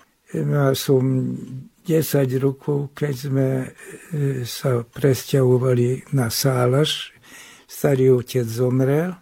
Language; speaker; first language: Slovak; non-native, local second language; Hungarian